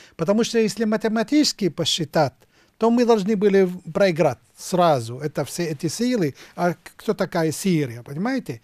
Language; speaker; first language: Russian; non-native, fluent; Arabic